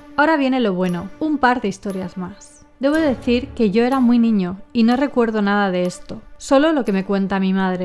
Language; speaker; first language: Spanish; native; Spanish